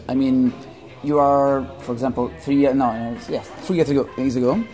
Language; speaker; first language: English; non-native, learner; Italian